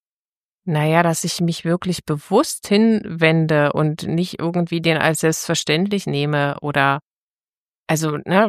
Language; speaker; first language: German; native; German